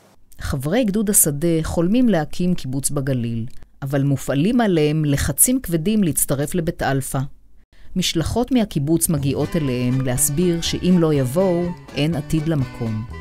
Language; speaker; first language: Hebrew; native; Hebrew